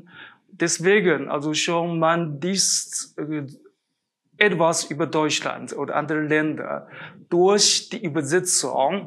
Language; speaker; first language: German; non-native, fluent; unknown